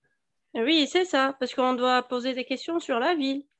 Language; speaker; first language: French; non-native, learner; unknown